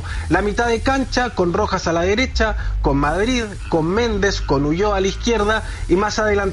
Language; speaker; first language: Spanish; native; Spanish